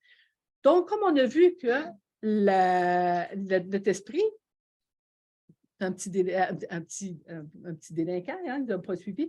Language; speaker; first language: French; native; French